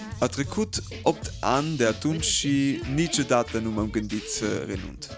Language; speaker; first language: Romanian; early bilingual, heritage; Romanian